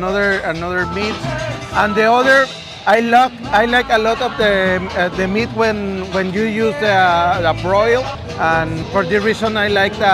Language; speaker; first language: English; non-native, learner; Spanish